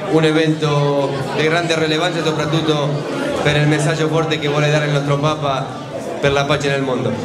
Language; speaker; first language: Italian; non-native, fluent; Spanish